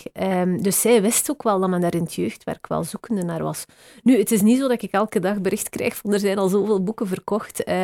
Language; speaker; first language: Dutch; native; Dutch